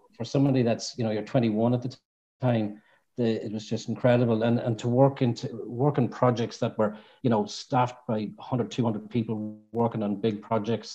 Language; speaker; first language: English; native; English